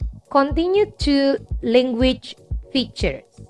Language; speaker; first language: English; non-native, fluent; Indonesian